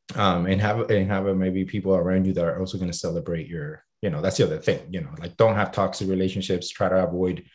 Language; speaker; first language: English; non-native, fluent; Spanish